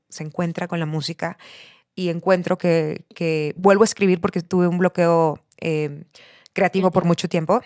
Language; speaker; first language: Spanish; native; Spanish